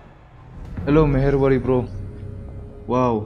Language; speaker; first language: English; non-native, learner; Bodo